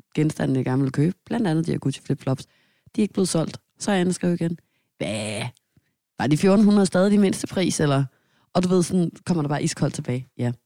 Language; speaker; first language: Danish; native; Danish